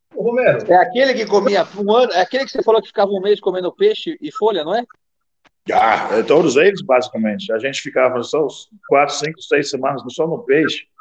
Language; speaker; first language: Portuguese; non-native, fluent; Dutch